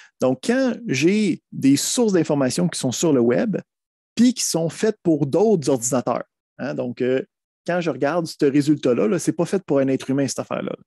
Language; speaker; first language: French; native; French